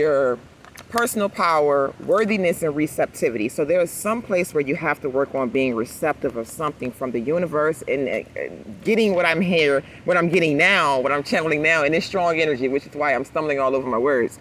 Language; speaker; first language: English; native; English